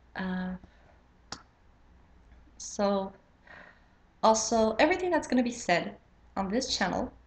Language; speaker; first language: English; non-native, fluent; French